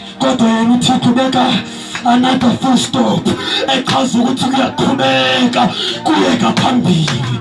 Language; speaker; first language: Zulu; non-native, local second language; Xhosa